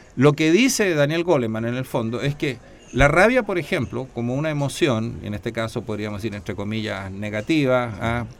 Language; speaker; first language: Spanish; native; Spanish